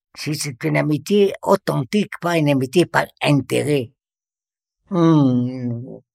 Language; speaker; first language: French; non-native, local second language; Arabic